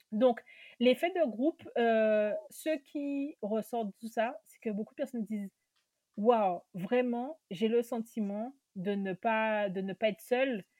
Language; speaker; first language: French; native; French